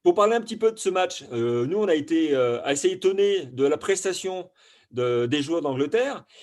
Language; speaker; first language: French; native; French